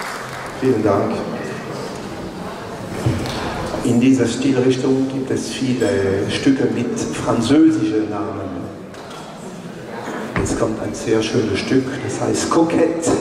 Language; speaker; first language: German; non-native, learner; French